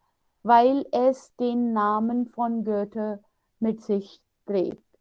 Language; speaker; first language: German; non-native, fluent; Hindi